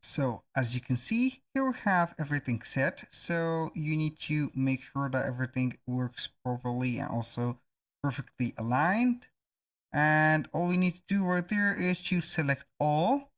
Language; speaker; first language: English; non-native, fluent; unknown